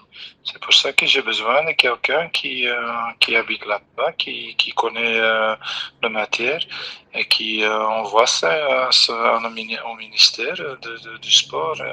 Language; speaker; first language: French; non-native, local second language; Dutch